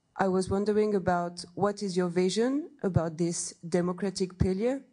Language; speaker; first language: English; non-native, learner; French